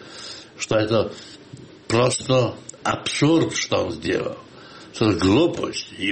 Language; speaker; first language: Russian; non-native, fluent; Polish